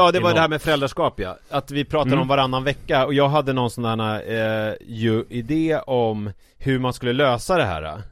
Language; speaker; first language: Swedish; native; Swedish